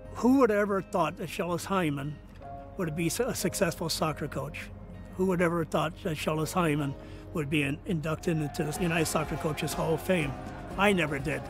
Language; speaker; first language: English; early bilingual, other home language; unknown